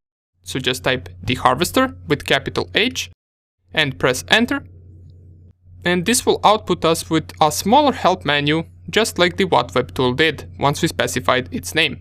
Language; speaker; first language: English; non-native, fluent; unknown